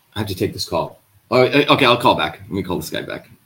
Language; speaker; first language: English; native; English